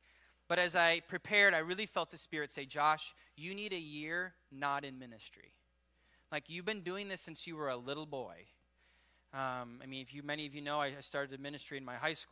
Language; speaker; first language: English; native; English